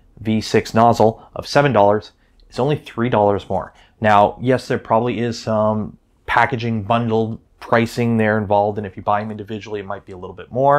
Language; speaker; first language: English; native; English